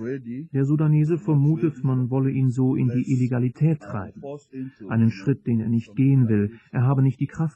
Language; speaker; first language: German; native; German